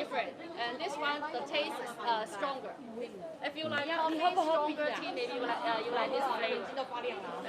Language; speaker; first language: English; non-native, learner; Chinese